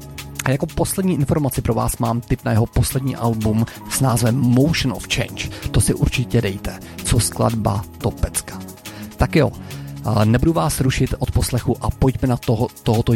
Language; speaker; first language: Czech; native; Czech